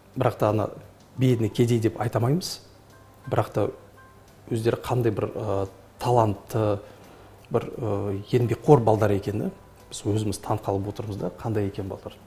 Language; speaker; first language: Kazakh; non-native, local second language; Uzbek